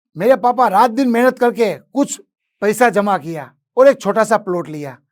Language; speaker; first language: Hindi; non-native, local second language; Gujarati